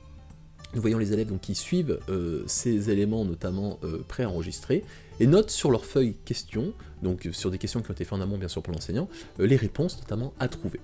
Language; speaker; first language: French; native; French